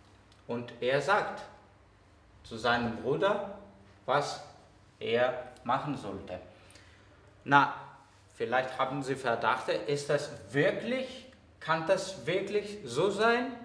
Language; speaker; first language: German; non-native, fluent; Greek